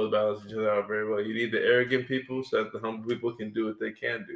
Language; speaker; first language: English; native; English